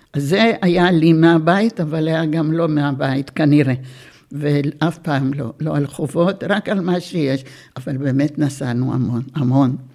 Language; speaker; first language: Hebrew; early bilingual, other home language; Bulgarian